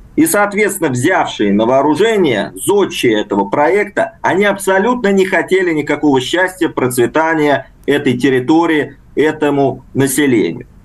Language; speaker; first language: Russian; native; Russian